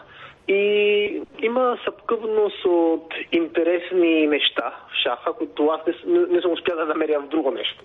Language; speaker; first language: Bulgarian; non-native, fluent; Spanish